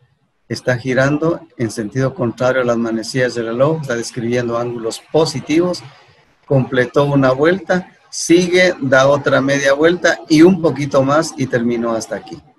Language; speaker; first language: Spanish; native; Spanish